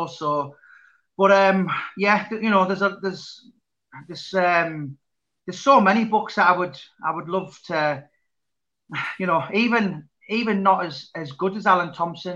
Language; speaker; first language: English; native; English